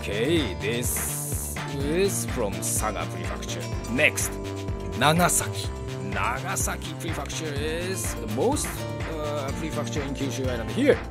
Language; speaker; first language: English; non-native, learner; Japanese